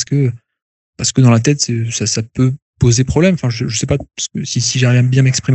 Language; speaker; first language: French; native; French